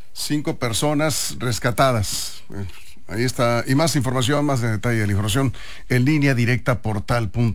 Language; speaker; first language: Spanish; native; Spanish